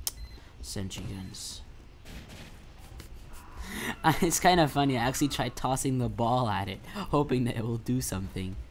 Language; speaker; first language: English; native; English